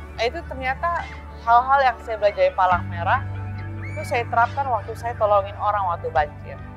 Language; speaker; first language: Indonesian; early bilingual, heritage; Indonesian